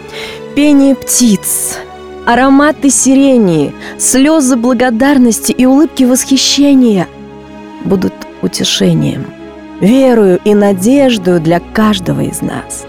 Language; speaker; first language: Russian; native; Russian